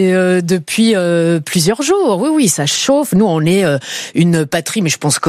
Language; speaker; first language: French; native; French